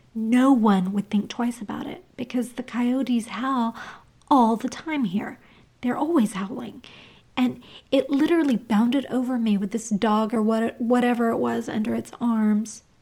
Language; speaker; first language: English; native; English